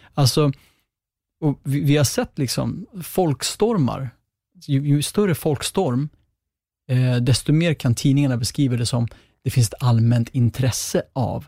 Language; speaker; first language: Swedish; early bilingual, other home language; Kurdish